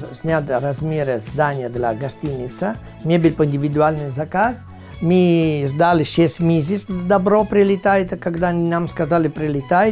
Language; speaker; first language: Russian; non-native, learner; Italian